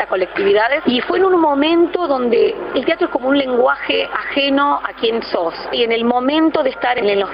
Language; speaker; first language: Spanish; native; Spanish